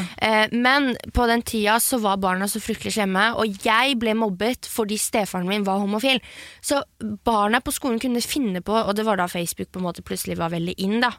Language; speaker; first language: Norwegian; early bilingual, other home language; French